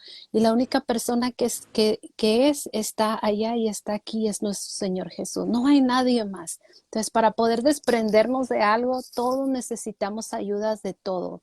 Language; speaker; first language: Spanish; native; Spanish